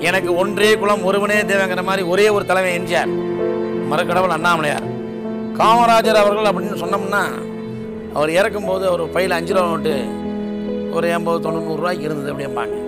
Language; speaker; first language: Tamil; native; Tamil